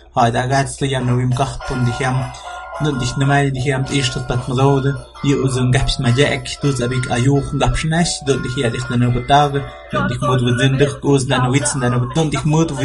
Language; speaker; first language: Spanish; non-native, local second language; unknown